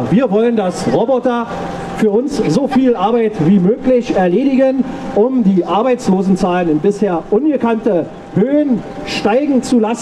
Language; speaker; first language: German; native; German